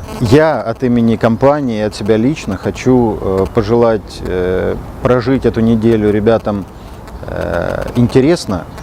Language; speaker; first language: Russian; native; Russian